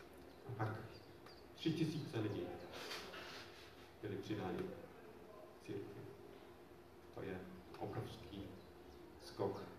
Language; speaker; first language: Czech; non-native, fluent; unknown